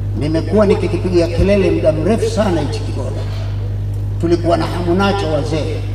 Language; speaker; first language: Swahili; native; Swahili